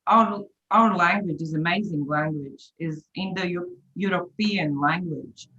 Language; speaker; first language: English; non-native, fluent; Latvian